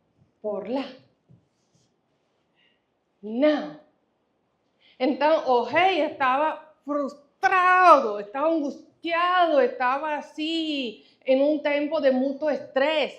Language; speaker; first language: Portuguese; non-native, fluent; Spanish